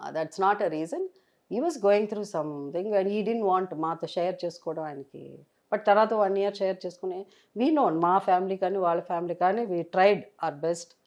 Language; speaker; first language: Telugu; native; Telugu